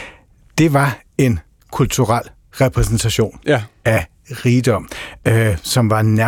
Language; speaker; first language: Danish; native; Danish